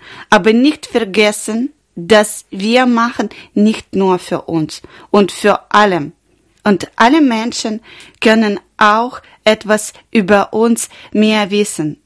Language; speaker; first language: German; non-native, learner; Ukrainian